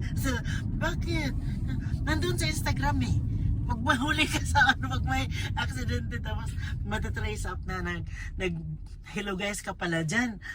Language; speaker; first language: Filipino; native; Filipino